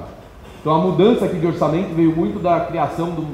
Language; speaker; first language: Portuguese; native; Portuguese